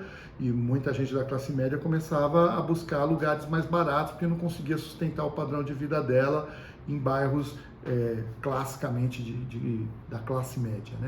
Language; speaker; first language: Portuguese; native; Portuguese